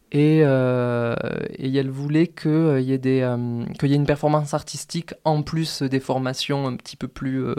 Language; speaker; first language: French; native; French